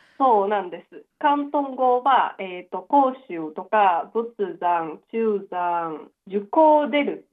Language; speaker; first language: Japanese; non-native, fluent; Chinese